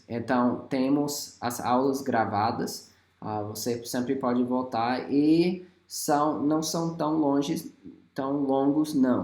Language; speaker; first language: Portuguese; non-native, fluent; English